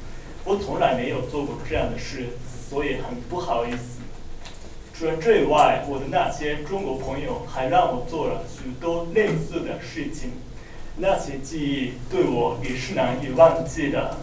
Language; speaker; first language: Chinese; non-native, learner; Japanese